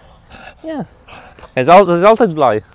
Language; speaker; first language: Dutch; non-native, learner; Polish